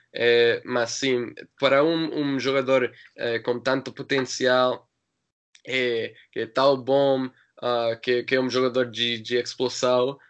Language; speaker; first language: Portuguese; non-native, learner; English